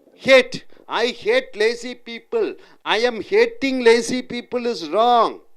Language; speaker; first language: English; non-native, local second language; Tamil